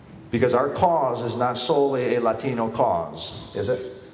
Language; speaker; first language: English; early bilingual, other home language; Spanish